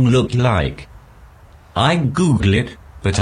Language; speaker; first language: English; native; English